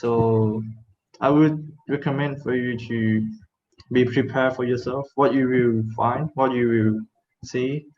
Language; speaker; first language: English; non-native, fluent; Thai